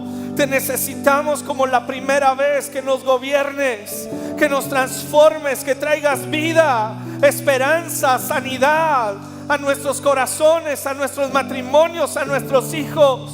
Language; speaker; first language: Spanish; native; Spanish